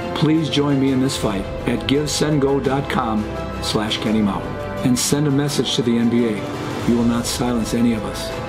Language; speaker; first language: English; native; English